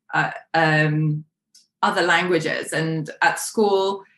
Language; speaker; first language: English; non-native, local second language; Polish